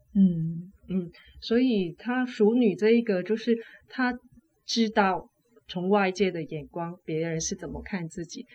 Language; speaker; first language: Chinese; non-native, fluent; Cantonese